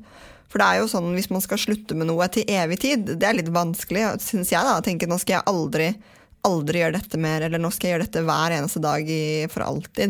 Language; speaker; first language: Norwegian; native; Norwegian